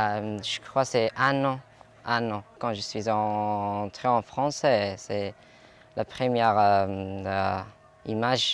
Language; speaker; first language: French; non-native, learner; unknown